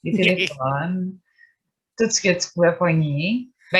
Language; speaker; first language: French; native; French